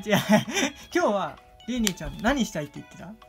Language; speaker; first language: Japanese; native; Japanese